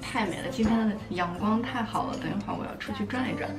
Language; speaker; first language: Chinese; native; Chinese